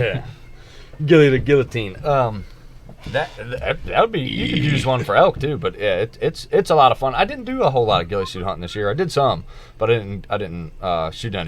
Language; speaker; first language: English; native; English